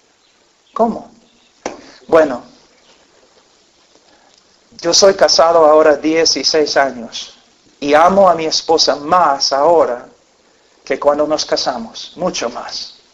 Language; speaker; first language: Spanish; non-native, fluent; English